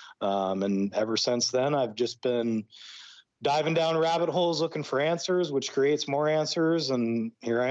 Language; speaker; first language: English; native; English